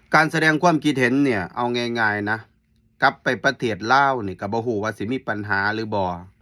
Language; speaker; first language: Thai; native; Thai